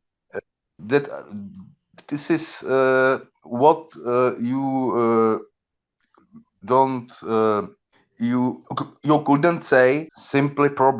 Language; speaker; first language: English; non-native, learner; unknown